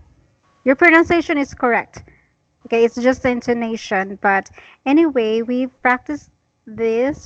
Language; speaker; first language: English; non-native, fluent; Cebuano